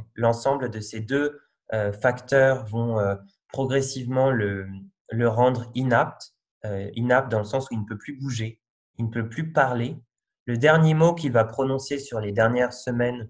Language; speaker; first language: French; native; French